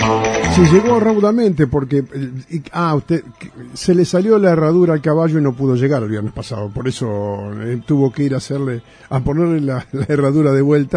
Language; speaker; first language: Spanish; native; Spanish